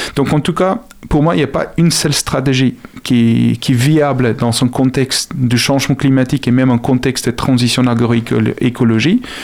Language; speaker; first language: French; non-native, fluent; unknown